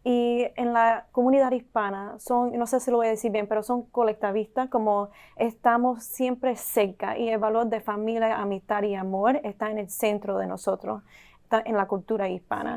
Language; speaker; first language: Spanish; early bilingual, heritage; Spanish